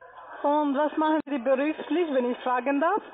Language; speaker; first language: German; non-native, learner; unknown